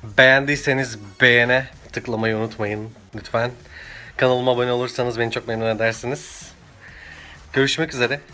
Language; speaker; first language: Turkish; native; Turkish